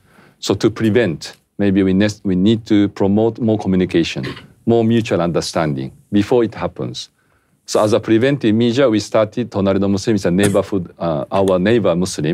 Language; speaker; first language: English; non-native, fluent; Japanese